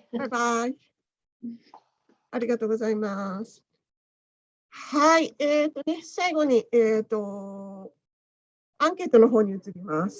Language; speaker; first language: Japanese; native; Japanese